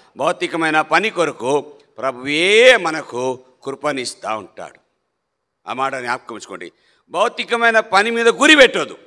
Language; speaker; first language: Telugu; non-native, local second language; Malayalam